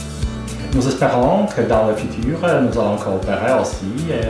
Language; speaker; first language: French; non-native, fluent; Polish